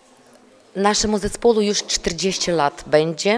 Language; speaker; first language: Polish; non-native, learner; Ukrainian